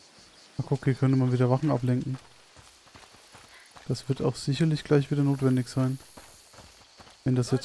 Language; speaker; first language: German; native; German